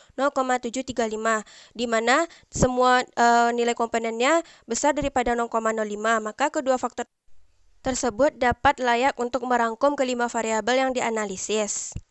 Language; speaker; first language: Indonesian; native; Indonesian